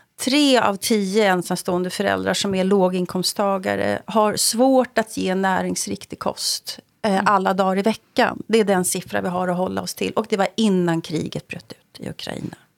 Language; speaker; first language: Swedish; native; Swedish